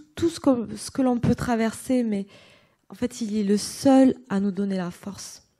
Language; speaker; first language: French; native; French